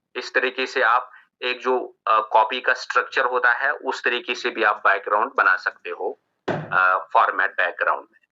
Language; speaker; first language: Hindi; non-native, local second language; Kashmiri